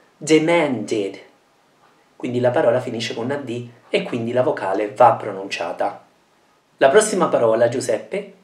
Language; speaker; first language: Italian; non-native, fluent; English